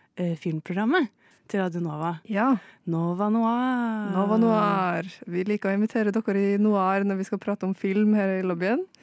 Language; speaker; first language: Norwegian; native; Norwegian